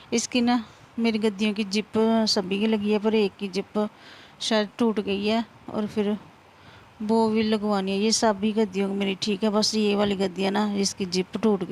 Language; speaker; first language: Hindi; non-native, local second language; Punjabi